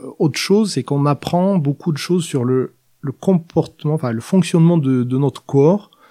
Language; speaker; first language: French; non-native, fluent; Norwegian